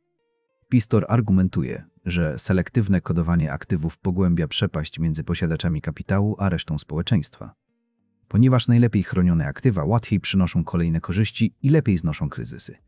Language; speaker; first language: Polish; native; Polish